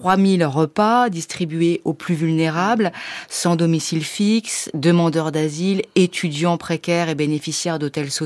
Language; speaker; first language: French; native; French